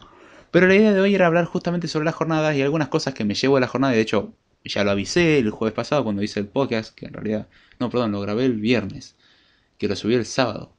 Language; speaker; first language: Spanish; native; Spanish